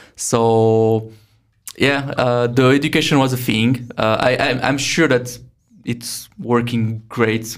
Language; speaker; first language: English; non-native, fluent; French